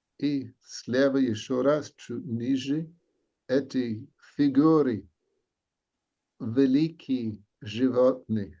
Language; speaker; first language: Russian; non-native, learner; English